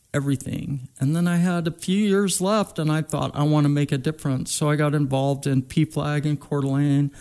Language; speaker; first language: English; native; English